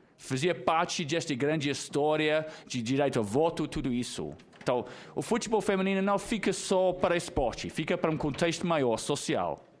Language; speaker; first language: Portuguese; non-native, fluent; English